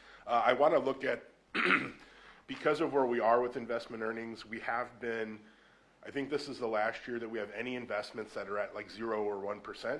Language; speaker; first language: English; native; English